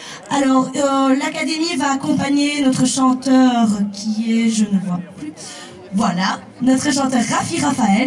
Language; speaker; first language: French; native; French